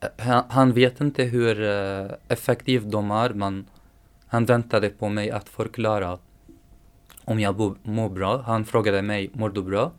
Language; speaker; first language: Swedish; non-native, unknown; Arabic